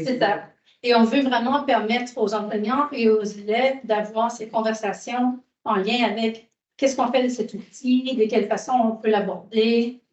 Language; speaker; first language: French; native; French